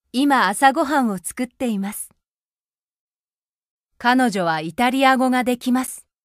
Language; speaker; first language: Japanese; native; Japanese